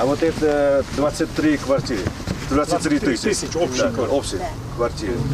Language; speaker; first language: Russian; non-native, local second language; Kyrgyz